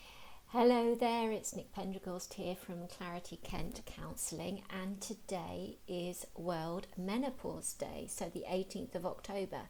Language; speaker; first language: English; native; English